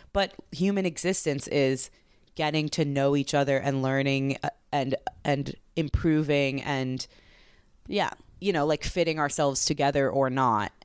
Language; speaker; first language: English; native; English